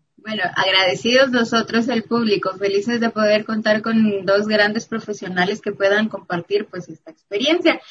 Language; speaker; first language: Spanish; native; Spanish